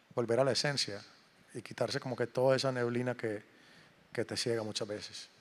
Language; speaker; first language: Spanish; native; Spanish